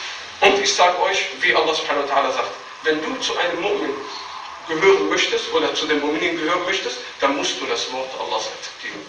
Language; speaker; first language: German; non-native, fluent; Arabic